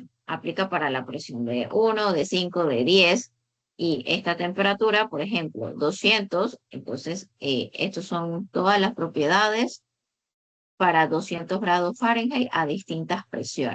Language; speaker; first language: Spanish; native; Spanish